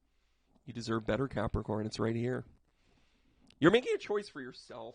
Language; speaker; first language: English; native; English